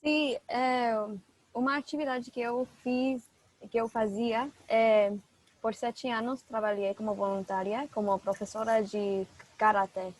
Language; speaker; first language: Portuguese; non-native, fluent; English